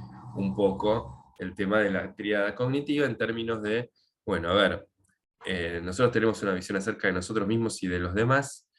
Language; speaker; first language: Spanish; native; Spanish